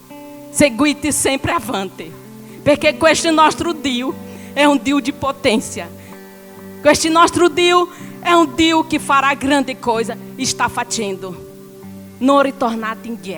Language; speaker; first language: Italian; non-native, learner; Portuguese